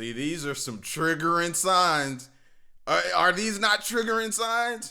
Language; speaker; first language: English; native; English